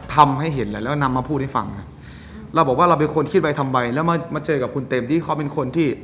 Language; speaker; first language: Thai; native; Thai